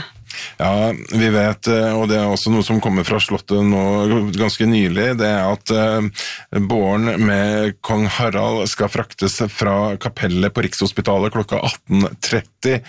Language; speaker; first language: Norwegian; native; Norwegian